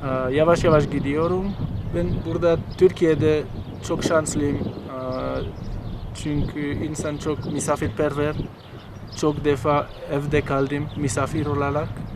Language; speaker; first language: Turkish; non-native, learner; French